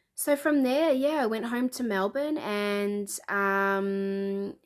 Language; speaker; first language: English; native; English